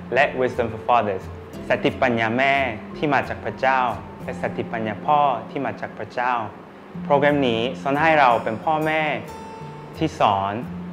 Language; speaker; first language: Thai; non-native, fluent; Korean